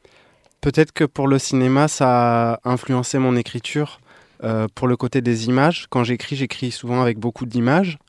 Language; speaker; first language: French; native; French